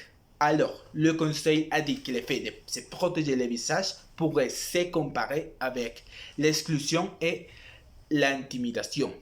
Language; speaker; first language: French; non-native, learner; Spanish